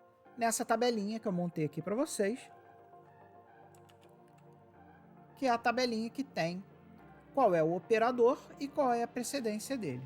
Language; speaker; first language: Portuguese; native; Portuguese